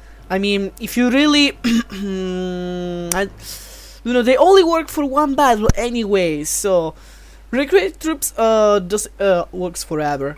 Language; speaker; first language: English; non-native, fluent; Italian